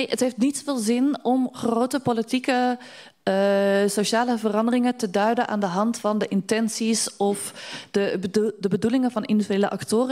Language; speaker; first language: Dutch; native; Dutch